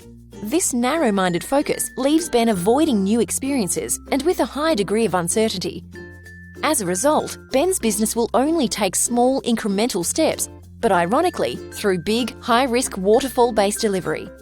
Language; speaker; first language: English; native; English